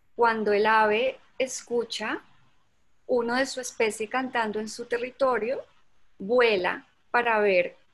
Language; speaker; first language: Spanish; native; Spanish